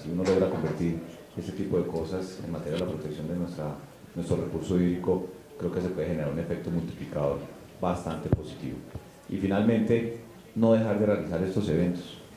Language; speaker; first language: Spanish; native; Spanish